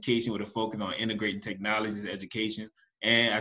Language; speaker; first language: English; native; English